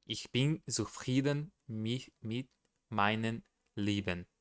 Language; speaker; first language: German; non-native, learner; Portuguese